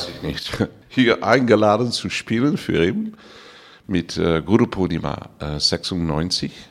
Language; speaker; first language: German; non-native, learner; Dutch